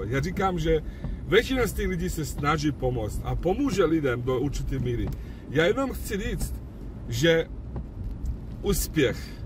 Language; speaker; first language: Czech; non-native, fluent; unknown